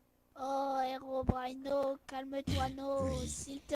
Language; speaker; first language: French; native; French